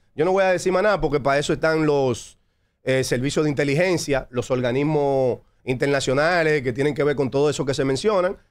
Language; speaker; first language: Spanish; native; Spanish